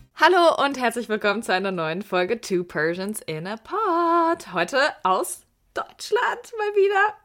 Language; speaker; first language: German; early bilingual, other home language; Persian